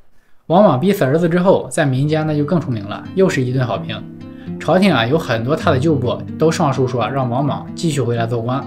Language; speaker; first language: Chinese; native; Chinese